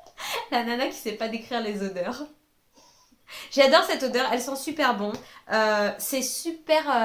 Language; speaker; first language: French; native; French